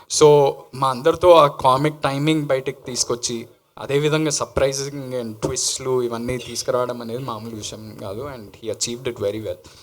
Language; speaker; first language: Telugu; native; Telugu